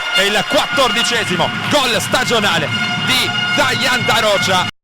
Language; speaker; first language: Italian; native; Italian